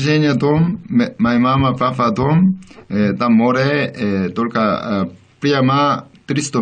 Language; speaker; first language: Russian; non-native, learner; Korean